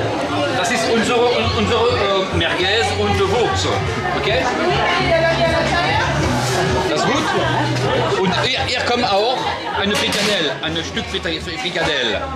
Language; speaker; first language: German; non-native, learner; French